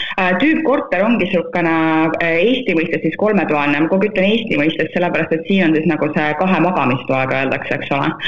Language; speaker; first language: Estonian; native; Estonian